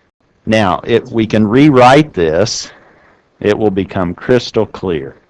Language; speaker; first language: English; native; English